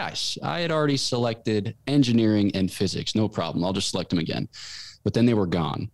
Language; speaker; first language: English; native; English